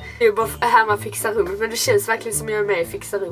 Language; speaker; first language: Swedish; native; Swedish